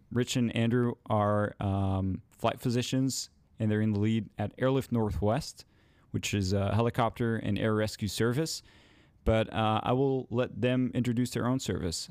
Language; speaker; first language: English; non-native, fluent; Dutch